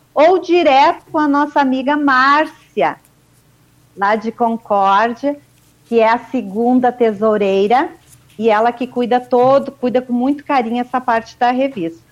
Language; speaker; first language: Portuguese; native; Portuguese